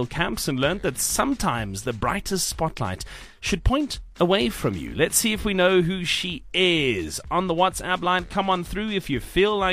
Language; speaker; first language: English; native; English